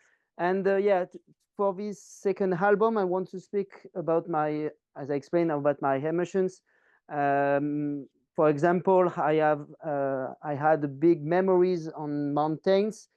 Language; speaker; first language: English; non-native, learner; French